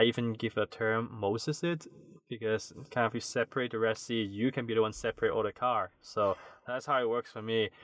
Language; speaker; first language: English; non-native, local second language; Cantonese